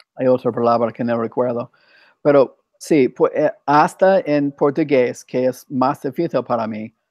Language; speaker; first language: Spanish; non-native, fluent; English